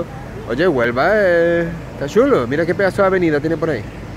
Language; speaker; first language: Spanish; native; Spanish